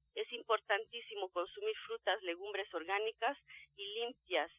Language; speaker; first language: Spanish; non-native, fluent; Romanian